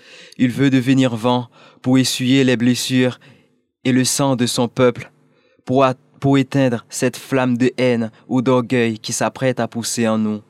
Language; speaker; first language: French; non-native, local second language; Haitian Creole